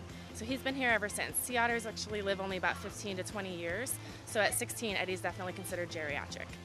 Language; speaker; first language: English; native; English